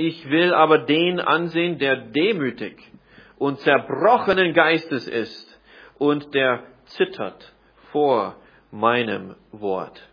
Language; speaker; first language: German; non-native, fluent; English